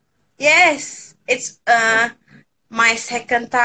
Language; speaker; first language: English; non-native, learner; Indonesian